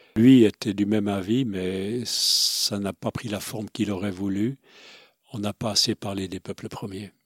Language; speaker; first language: French; non-native, fluent; Swiss German